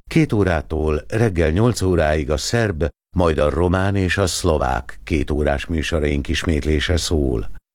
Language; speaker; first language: Hungarian; native; Hungarian